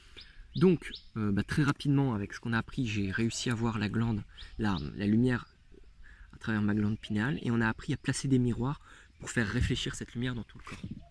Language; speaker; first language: French; native; French